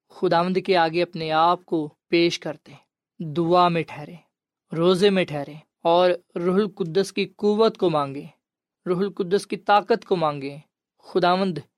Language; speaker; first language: Urdu; non-native, local second language; Punjabi